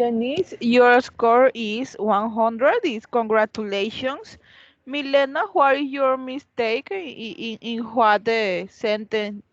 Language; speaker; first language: English; non-native, fluent; Spanish